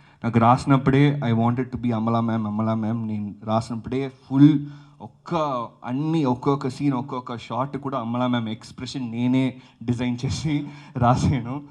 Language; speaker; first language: Telugu; early bilingual, heritage; Telugu